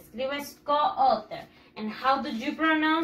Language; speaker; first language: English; non-native, fluent; Spanish